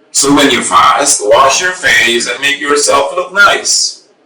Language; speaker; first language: English; non-native, local second language; Filipino